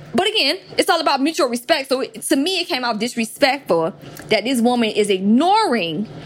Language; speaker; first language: English; native; English